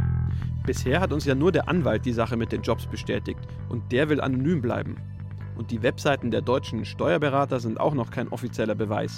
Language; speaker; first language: German; native; German